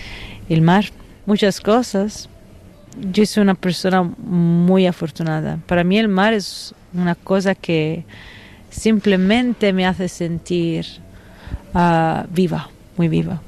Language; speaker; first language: Spanish; non-native, fluent; Italian